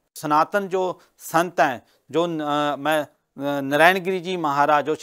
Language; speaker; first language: Hindi; non-native, local second language; Punjabi